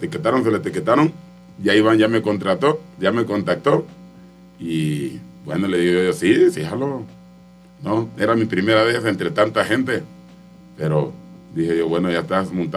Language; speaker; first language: Spanish; non-native, local second language; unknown